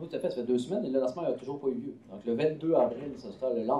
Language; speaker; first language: French; native; French